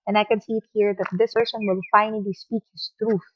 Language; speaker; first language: English; non-native, local second language; Filipino